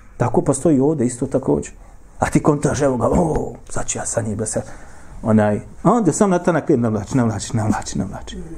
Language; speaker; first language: Bosnian; native; Bosnian